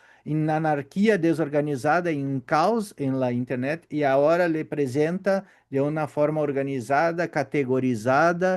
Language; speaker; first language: Spanish; non-native, fluent; Portuguese